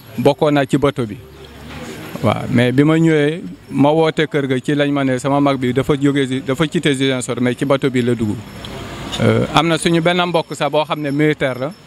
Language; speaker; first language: Wolof; non-native, local second language; Jola-Fonyi